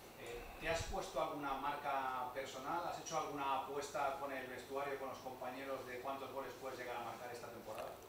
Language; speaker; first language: Spanish; native; Spanish